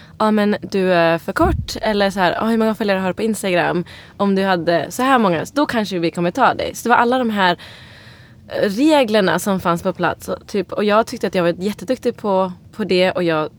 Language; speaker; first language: Swedish; early bilingual, other home language; Somali